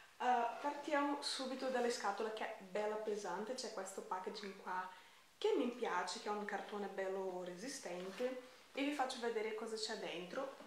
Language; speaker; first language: Italian; non-native, fluent; Portuguese